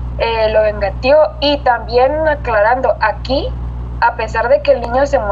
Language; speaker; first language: Spanish; native; Spanish